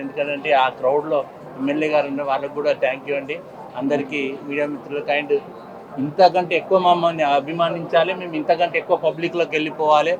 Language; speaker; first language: Telugu; native; Telugu